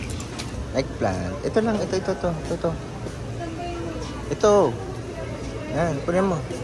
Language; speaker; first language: Filipino; native; Filipino